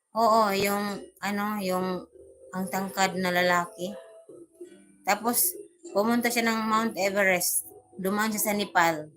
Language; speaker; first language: Filipino; non-native, local second language; Cebuano